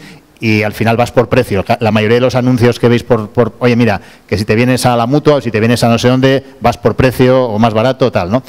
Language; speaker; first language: Spanish; native; Spanish